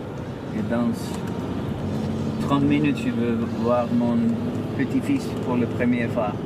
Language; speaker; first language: French; non-native, learner; Icelandic